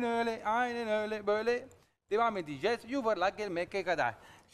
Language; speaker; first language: Turkish; non-native, learner; Italian